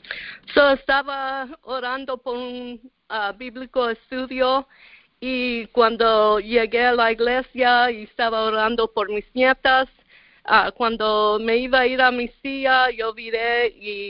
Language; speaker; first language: Spanish; early bilingual, heritage; Spanish